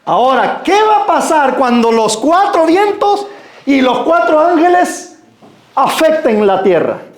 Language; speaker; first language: Spanish; native; Spanish